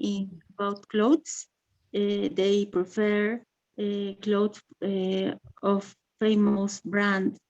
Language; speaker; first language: English; non-native, learner; Spanish